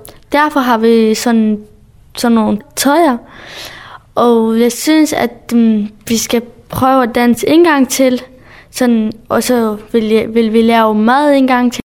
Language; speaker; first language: Danish; early bilingual, other home language; Kurdish